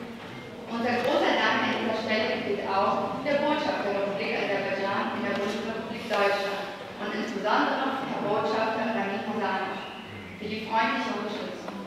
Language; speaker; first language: German; native; German